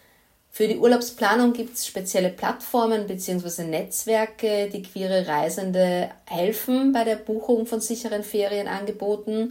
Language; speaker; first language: German; native; German